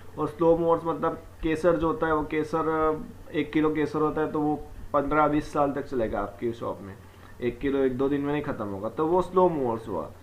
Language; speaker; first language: Hindi; non-native, local second language; Gujarati